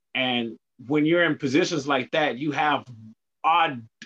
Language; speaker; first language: English; native; English